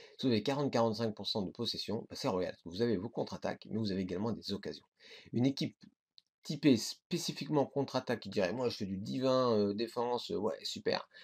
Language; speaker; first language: French; native; French